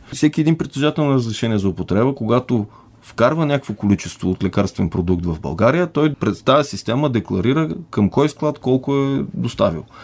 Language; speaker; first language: Bulgarian; native; Bulgarian